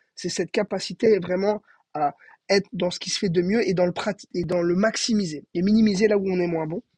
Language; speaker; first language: French; native; French